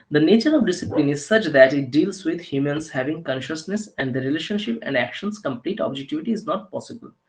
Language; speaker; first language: English; non-native, local second language; Bangla